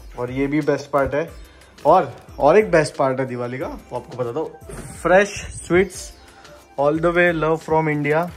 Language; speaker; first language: Hindi; non-native, local second language; Marathi